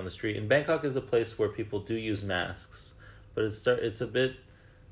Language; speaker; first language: English; native; English